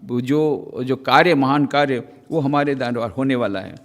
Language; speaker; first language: Hindi; non-native, local second language; Gujarati